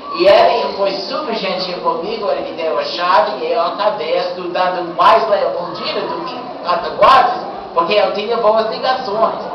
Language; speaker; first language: Portuguese; non-native, fluent; English